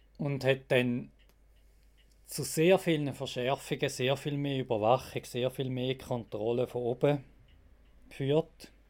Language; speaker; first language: German; native; German